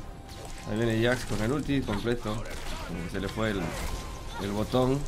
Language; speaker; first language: Spanish; native; Spanish